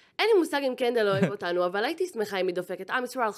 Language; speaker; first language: Hebrew; native; Hebrew